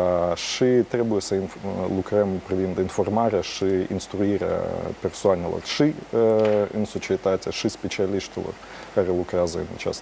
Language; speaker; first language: Romanian; non-native, local second language; Russian